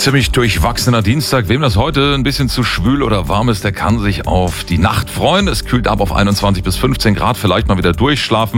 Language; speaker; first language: German; native; German